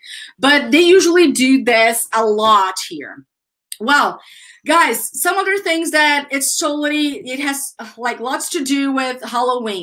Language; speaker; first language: English; non-native, fluent; Portuguese